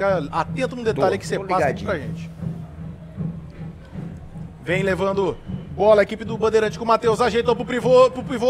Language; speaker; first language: Portuguese; native; Portuguese